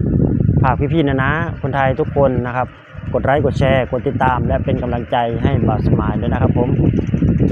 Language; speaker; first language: Thai; non-native, local second language; Lao